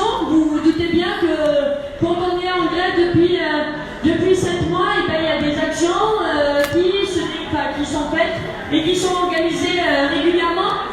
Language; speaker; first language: French; native; French